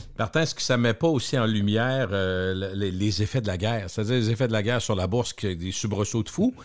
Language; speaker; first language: French; native; French